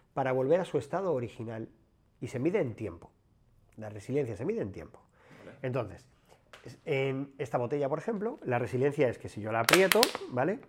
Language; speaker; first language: Spanish; native; Spanish